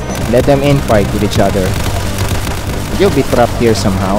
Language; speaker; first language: English; non-native, local second language; Filipino